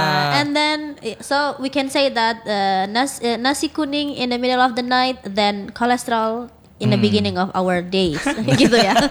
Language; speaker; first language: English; non-native, learner; Indonesian